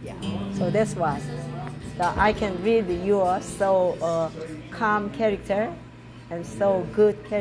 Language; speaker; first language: English; non-native, learner; Korean